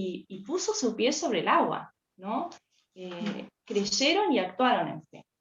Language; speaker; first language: Spanish; native; Spanish